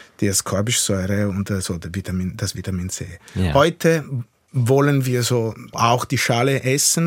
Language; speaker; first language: German; non-native, fluent; Italian